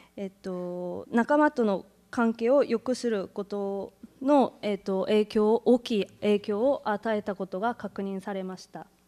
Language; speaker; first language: Japanese; non-native, fluent; Korean